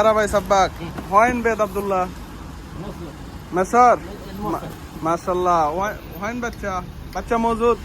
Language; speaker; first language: Arabic; non-native, learner; Bangla